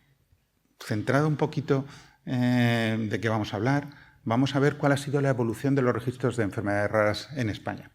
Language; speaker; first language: Spanish; native; Spanish